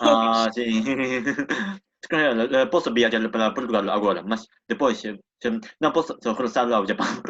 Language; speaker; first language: Portuguese; non-native, learner; Japanese